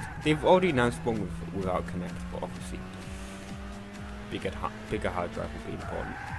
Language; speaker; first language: English; native; English